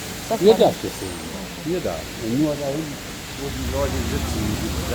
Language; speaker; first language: German; native; German